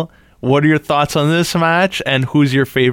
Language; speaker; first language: English; native; English